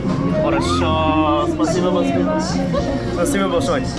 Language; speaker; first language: Russian; non-native, learner; English